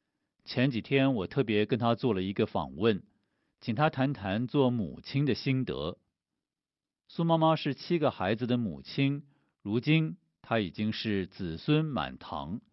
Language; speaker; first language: Chinese; native; Chinese